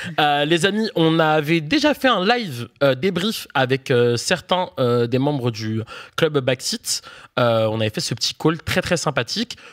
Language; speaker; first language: French; native; French